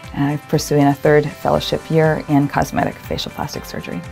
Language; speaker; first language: English; native; English